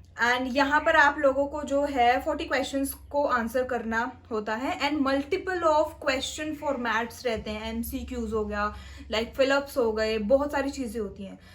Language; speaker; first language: Hindi; non-native, local second language; Punjabi